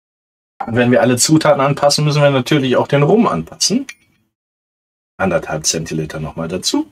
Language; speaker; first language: German; native; German